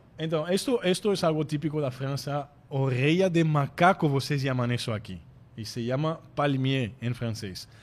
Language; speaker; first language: Portuguese; non-native, fluent; French